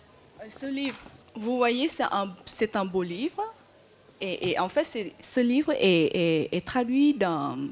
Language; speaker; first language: French; non-native, fluent; Vietnamese